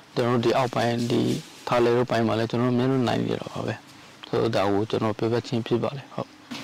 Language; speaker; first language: Burmese; non-native, local second language; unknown